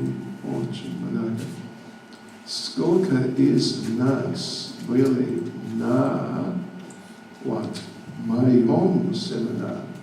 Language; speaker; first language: Russian; non-native, learner; English